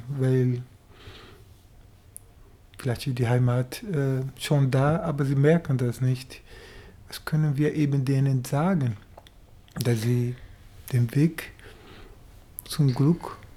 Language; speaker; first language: German; non-native, fluent; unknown